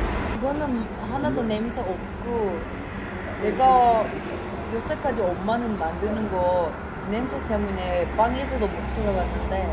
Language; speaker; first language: Korean; non-native, learner; Turkish